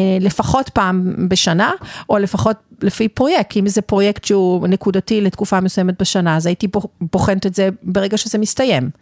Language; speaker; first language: Hebrew; native; Hebrew